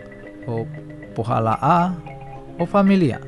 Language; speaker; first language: Spanish; non-native, fluent; Indonesian